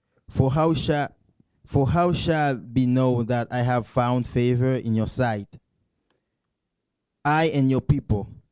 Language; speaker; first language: English; non-native, learner; Spanish